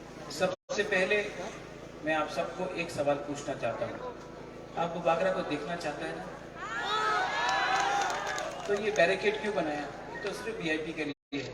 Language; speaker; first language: Hindi; non-native, local second language; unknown